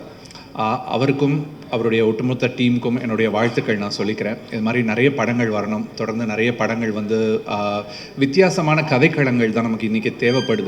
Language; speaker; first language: Tamil; native; Tamil